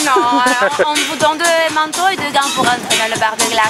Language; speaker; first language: French; non-native, learner; Spanish